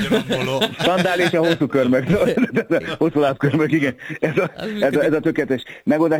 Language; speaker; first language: Hungarian; native; Hungarian